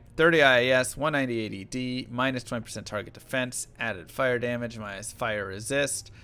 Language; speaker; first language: English; native; English